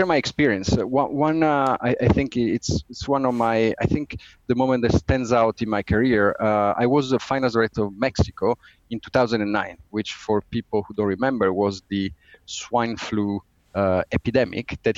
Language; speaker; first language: English; non-native, fluent; Italian